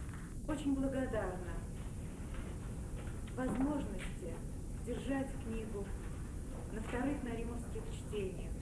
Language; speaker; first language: Russian; native; Russian